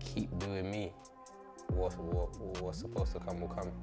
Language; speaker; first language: English; native; English